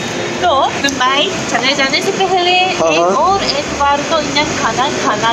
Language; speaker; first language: Hindi; non-native, fluent; Japanese